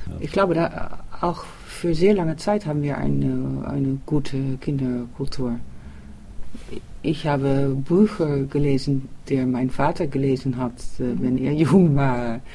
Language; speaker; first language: German; non-native, learner; Dutch